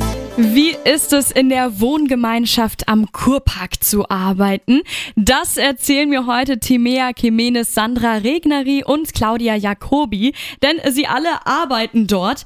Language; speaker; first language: German; native; German